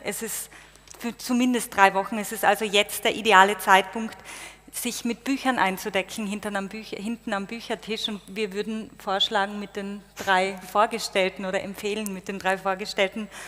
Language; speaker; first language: German; native; German